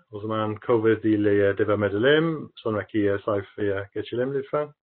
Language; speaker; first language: Turkish; non-native, learner; English